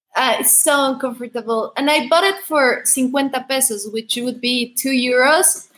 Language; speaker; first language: English; non-native, fluent; Spanish